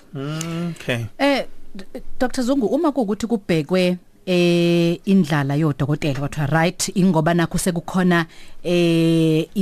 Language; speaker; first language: Zulu; native; Zulu